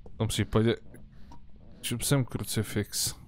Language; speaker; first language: Czech; native; Czech